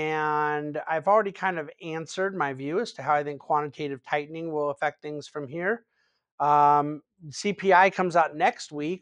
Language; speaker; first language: English; native; English